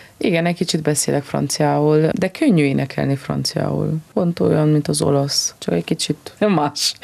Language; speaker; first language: Hungarian; non-native, fluent; Romanian